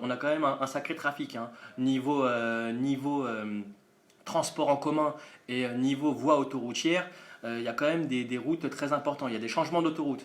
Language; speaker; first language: French; native; French